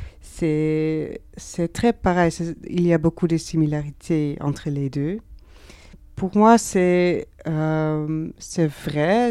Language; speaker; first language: French; non-native, learner; Dutch